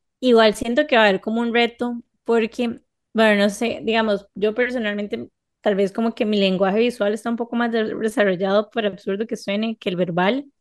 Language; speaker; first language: Spanish; native; Spanish